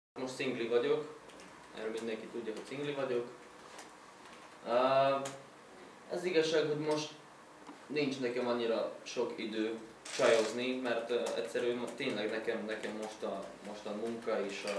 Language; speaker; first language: Hungarian; non-native, learner; Slovak